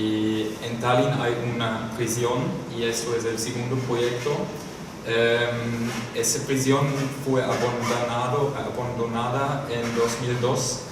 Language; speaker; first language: Spanish; non-native, fluent; German